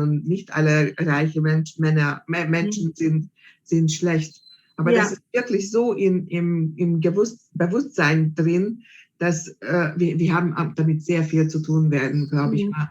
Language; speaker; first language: German; non-native, fluent; Hungarian